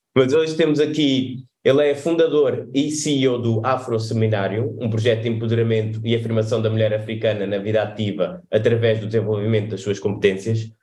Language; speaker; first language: Portuguese; native; Portuguese